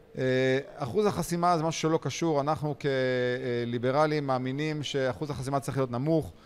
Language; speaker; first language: Hebrew; native; Hebrew